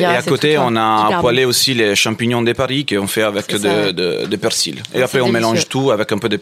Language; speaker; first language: French; non-native, fluent; Italian